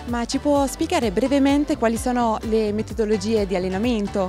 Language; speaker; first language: Italian; native; Italian